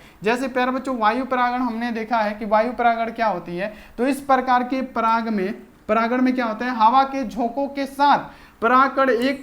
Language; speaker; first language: Hindi; native; Hindi